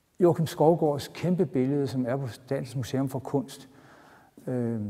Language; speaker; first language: Danish; native; Danish